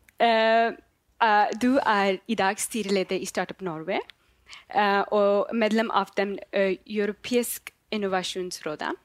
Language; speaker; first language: Norwegian; non-native, learner; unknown